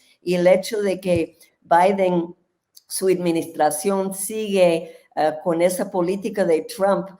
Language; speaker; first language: Spanish; non-native, fluent; English